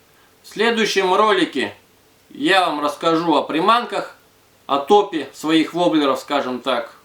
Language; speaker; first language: Russian; native; Russian